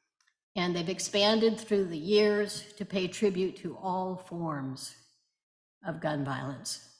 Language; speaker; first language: English; native; English